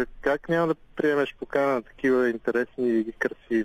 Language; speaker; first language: Bulgarian; native; Bulgarian